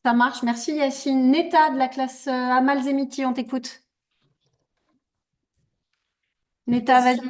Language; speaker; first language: French; native; French